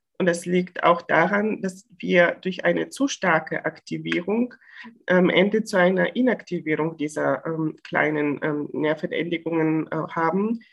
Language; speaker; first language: German; non-native, fluent; Bulgarian